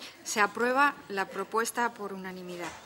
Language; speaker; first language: Spanish; native; Spanish